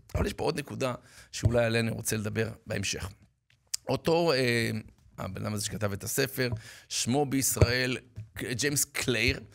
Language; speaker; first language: Hebrew; native; Hebrew